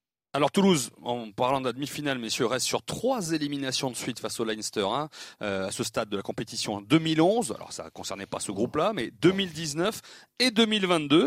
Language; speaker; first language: French; native; French